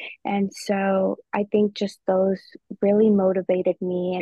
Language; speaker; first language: English; early bilingual, other home language; Spanish